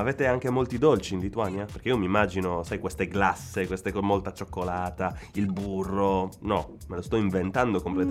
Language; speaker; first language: Italian; native; Italian